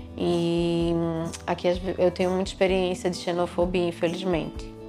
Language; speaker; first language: Portuguese; native; Portuguese